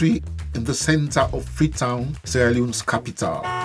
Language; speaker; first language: English; non-native, local second language; Krio